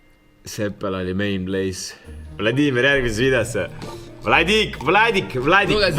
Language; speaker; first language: Estonian; native; Estonian